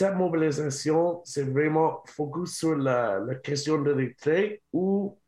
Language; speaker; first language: French; non-native, learner; English